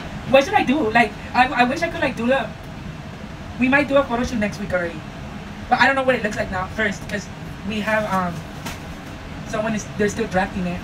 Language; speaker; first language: English; early bilingual, other home language; Spanish